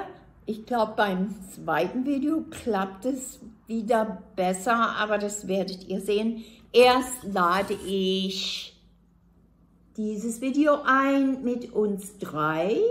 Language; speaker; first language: German; non-native, fluent; English